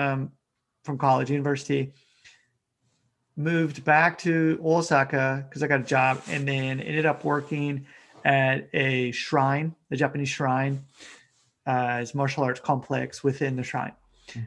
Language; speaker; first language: English; native; English